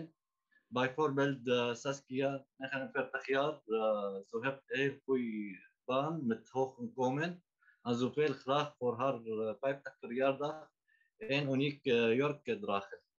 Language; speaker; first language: Dutch; non-native, learner; Arabic